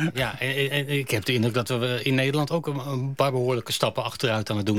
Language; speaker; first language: Dutch; native; Dutch